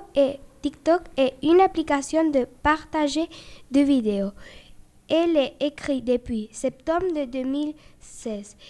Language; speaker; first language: French; non-native, learner; Spanish